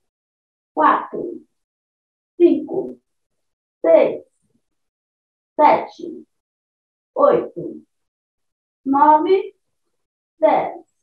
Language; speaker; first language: Portuguese; native; Portuguese